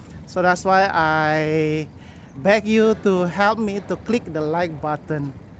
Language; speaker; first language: English; non-native, local second language; Malay